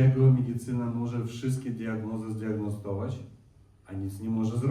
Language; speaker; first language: Polish; non-native, learner; Russian